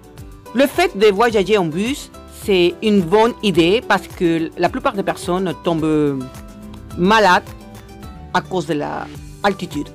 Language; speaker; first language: French; non-native, fluent; Spanish